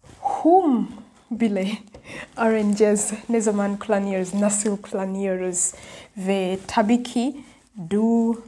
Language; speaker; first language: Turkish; non-native, fluent; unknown